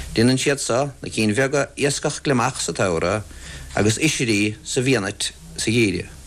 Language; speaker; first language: Irish; native; Irish